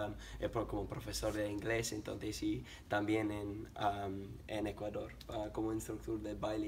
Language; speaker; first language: Spanish; non-native, learner; English